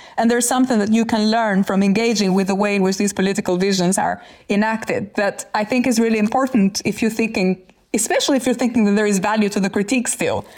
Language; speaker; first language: English; non-native, fluent; Albanian